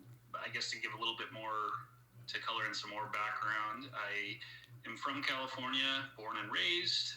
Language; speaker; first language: English; native; English